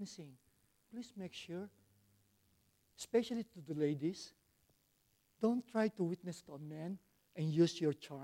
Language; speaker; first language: English; non-native, local second language; Filipino